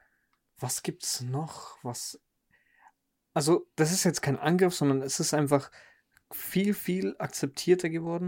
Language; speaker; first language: German; native; German